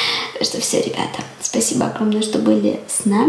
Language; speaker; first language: Russian; native; Russian